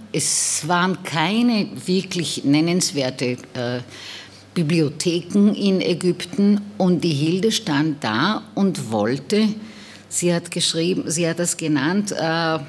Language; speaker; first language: German; non-native, fluent; Hebrew